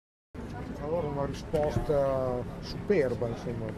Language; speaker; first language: Italian; native; Italian